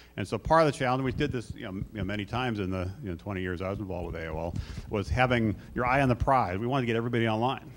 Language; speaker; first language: English; native; English